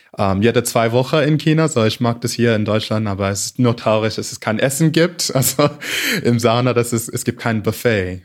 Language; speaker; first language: German; non-native, fluent; English